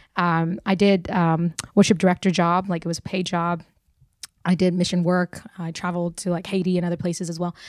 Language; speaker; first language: English; early bilingual, other home language; Burmese